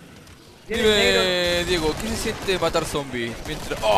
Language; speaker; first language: Spanish; native; Spanish